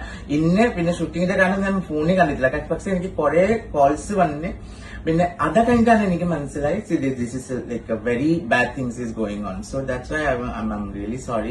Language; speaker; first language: Malayalam; non-native, fluent; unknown